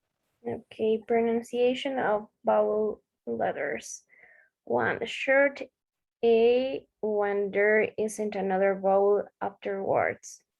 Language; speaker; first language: English; non-native, learner; Spanish